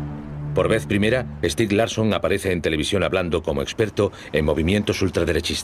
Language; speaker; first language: Spanish; native; Spanish